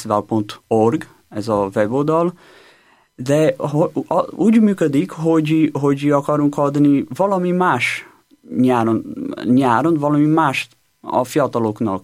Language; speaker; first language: Hungarian; non-native, learner; Portuguese